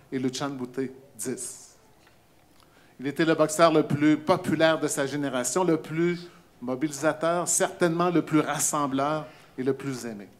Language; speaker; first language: French; native; French